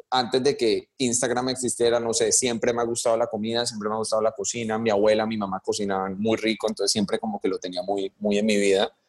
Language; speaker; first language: Spanish; early bilingual, heritage; Spanish